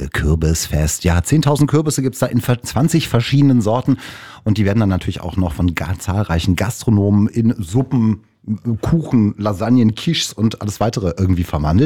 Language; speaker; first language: German; native; German